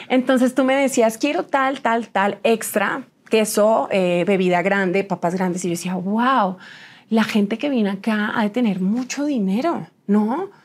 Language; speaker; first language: Spanish; native; Spanish